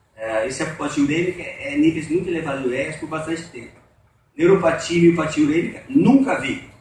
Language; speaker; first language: Portuguese; native; Portuguese